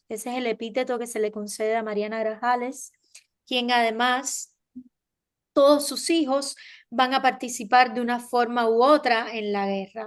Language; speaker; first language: Spanish; native; Spanish